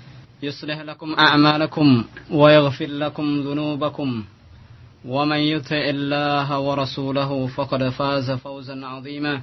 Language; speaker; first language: Arabic; non-native, fluent; Indonesian